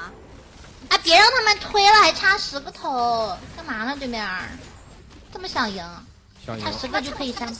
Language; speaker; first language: Chinese; native; Chinese